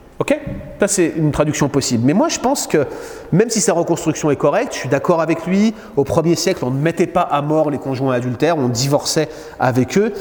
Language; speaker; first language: French; native; French